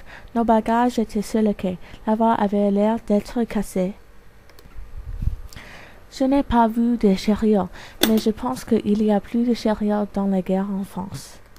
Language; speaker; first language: French; non-native, learner; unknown